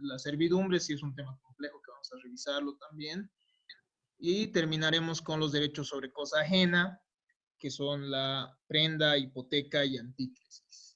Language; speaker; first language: Spanish; native; Spanish